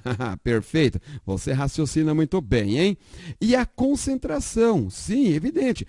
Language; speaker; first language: Portuguese; native; Portuguese